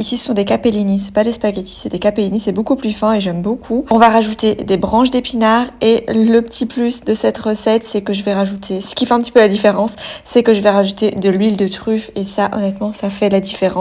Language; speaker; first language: French; native; French